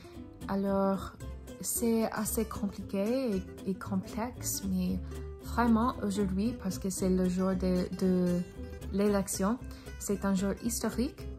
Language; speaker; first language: French; non-native, learner; English